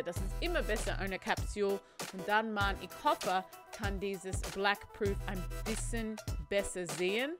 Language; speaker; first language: German; non-native, learner; English